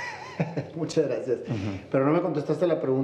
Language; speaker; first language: Spanish; native; Spanish